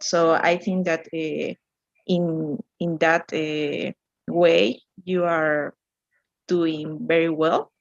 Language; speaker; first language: English; non-native, learner; Spanish